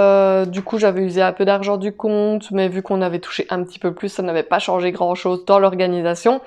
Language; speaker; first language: French; native; French